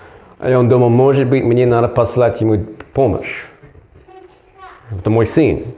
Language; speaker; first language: Russian; non-native, learner; English